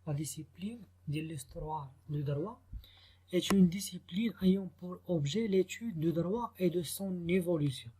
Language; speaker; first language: French; non-native, local second language; Arabic